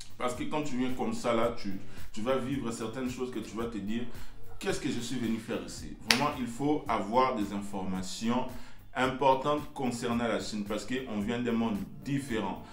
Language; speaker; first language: French; non-native, local second language; Lingala